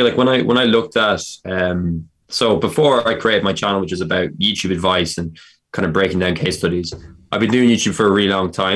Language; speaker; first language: English; native; English